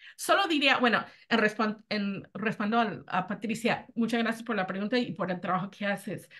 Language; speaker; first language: Spanish; non-native, fluent; English